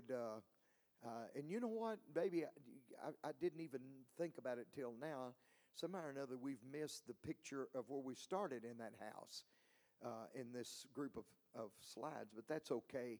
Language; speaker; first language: English; native; English